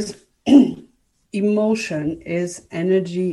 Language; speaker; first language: English; non-native, fluent; German